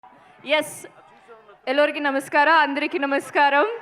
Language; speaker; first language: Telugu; non-native, learner; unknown